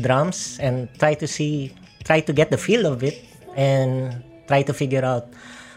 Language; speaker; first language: English; non-native, local second language; Filipino